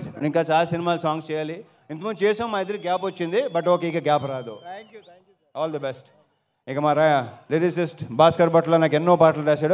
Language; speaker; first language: Telugu; native; Telugu